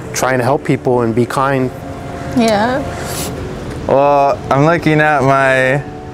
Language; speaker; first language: English; early bilingual, other home language; Spanish